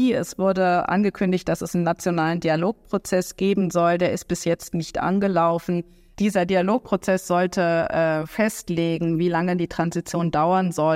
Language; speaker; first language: German; native; German